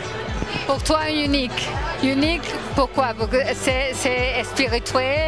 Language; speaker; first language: French; non-native, learner; Spanish